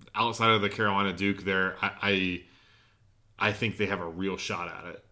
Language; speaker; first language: English; native; English